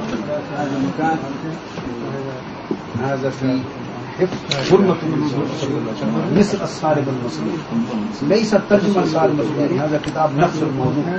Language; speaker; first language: Arabic; non-native, learner; Urdu